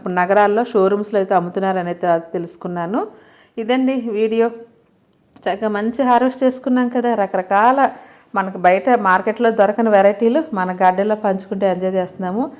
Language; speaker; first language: Telugu; native; Telugu